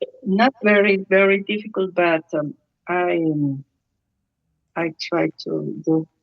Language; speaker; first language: English; non-native, learner; Spanish